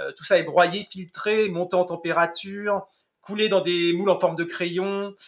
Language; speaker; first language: French; native; French